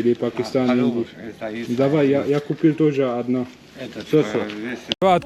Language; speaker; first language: Russian; non-native, learner; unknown